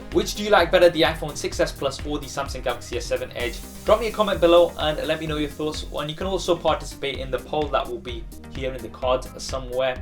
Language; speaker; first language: English; native; English